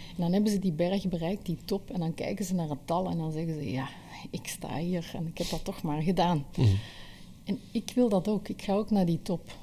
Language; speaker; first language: Dutch; native; Dutch